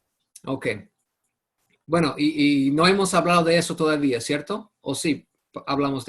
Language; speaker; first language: Spanish; non-native, fluent; English